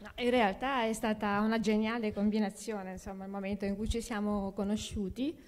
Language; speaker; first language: Italian; native; Italian